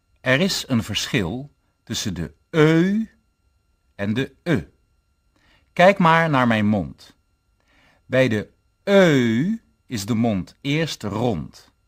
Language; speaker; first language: Dutch; native; Dutch